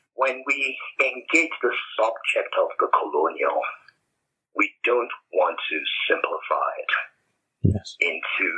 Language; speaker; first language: English; non-native, local second language; Yoruba